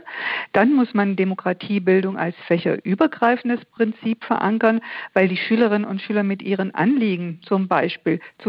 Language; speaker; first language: German; native; German